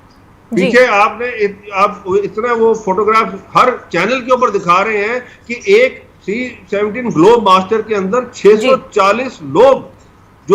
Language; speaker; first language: Hindi; native; Hindi